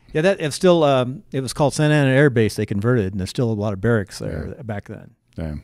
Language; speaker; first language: English; native; English